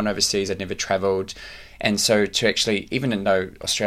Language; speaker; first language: English; native; English